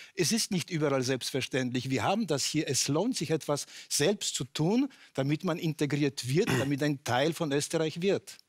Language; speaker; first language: German; non-native, fluent; Polish